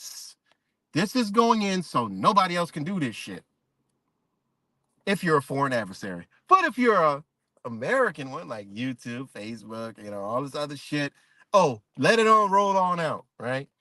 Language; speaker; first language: English; native; English